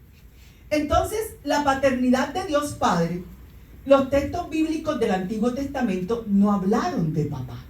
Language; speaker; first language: Spanish; native; Spanish